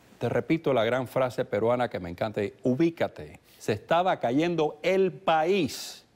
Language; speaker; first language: Spanish; early bilingual, heritage; Spanish